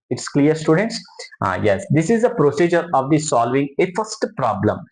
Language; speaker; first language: English; non-native, local second language; Telugu